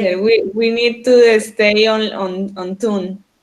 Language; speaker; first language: English; non-native, learner; Spanish